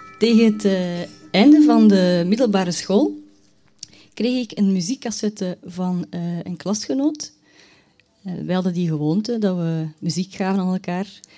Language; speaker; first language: Dutch; native; Dutch